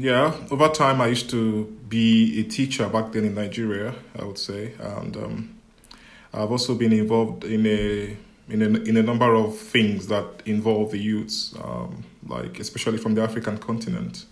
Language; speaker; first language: English; non-native, local second language; Igbo